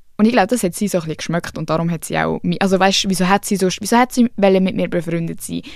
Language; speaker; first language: German; early bilingual, other home language; Swiss German